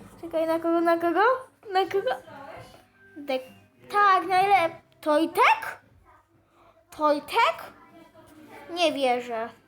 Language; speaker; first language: Polish; native; Polish